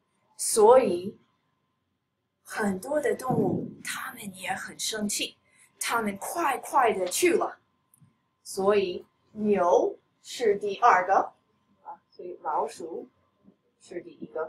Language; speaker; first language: Chinese; non-native, fluent; English